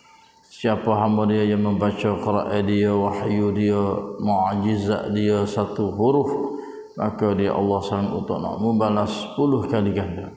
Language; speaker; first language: Malay; native; Malay